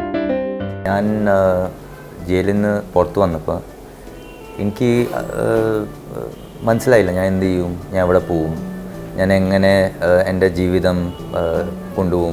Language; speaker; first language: Malayalam; early bilingual, heritage; Malayalam